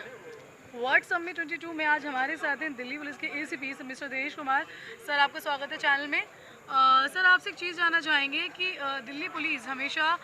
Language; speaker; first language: Hindi; native; Hindi